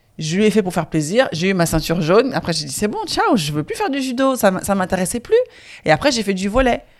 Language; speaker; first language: French; native; French